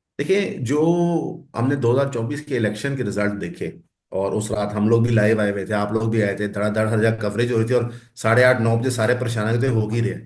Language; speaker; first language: Urdu; non-native, local second language; Punjabi